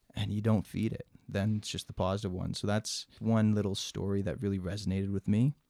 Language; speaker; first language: English; native; English